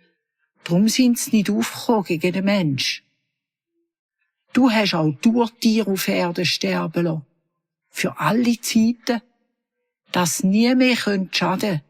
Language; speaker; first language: German; native; German